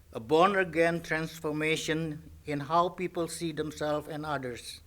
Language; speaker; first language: English; non-native, fluent; Indonesian